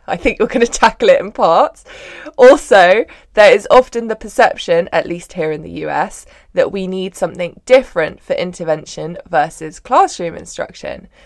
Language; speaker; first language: English; native; English